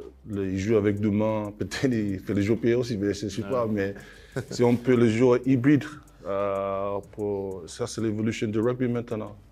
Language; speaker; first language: French; non-native, learner; English